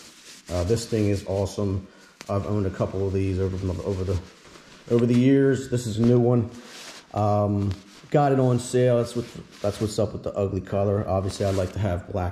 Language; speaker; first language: English; native; English